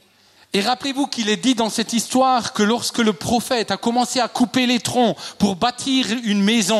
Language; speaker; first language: French; native; French